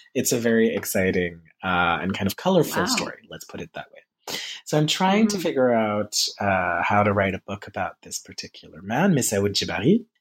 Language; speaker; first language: English; early bilingual, heritage; French